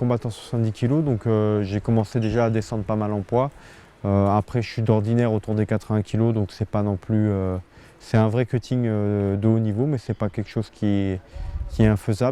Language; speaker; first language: French; native; French